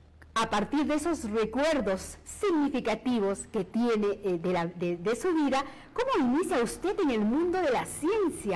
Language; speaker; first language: Spanish; native; Spanish